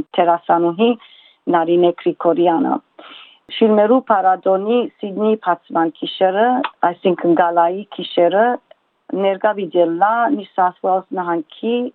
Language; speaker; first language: Armenian; early bilingual, heritage; Armenian